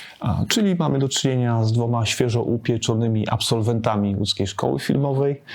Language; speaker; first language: Polish; native; Polish